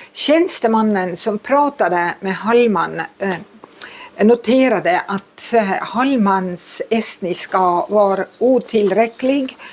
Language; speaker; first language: Swedish; non-native, fluent; Estonian